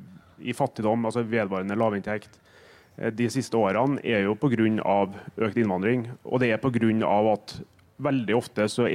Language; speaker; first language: Norwegian; native; Norwegian